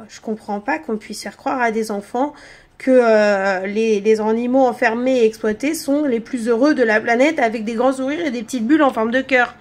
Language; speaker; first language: French; native; French